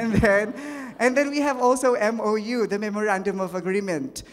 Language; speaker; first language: English; non-native, local second language; Filipino